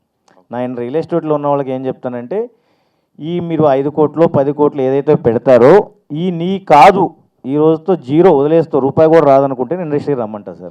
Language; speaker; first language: Telugu; native; Telugu